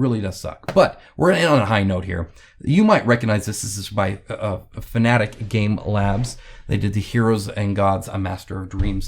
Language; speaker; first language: English; native; English